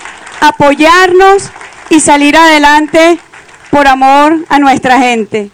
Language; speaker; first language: Spanish; native; Spanish